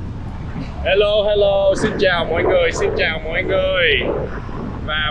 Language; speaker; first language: Vietnamese; early bilingual, heritage; Vietnamese